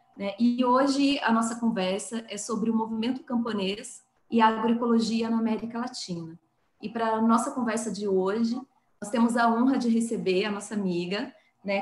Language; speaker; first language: Portuguese; native; Portuguese